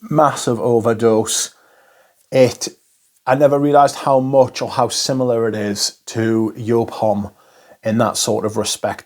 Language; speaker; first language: English; native; English